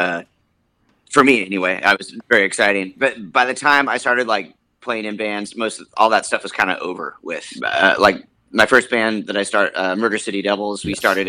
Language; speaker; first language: English; native; English